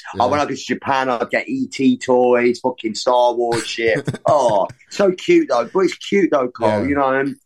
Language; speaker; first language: English; native; English